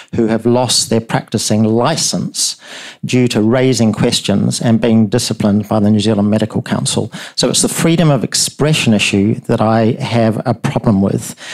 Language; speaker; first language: English; native; English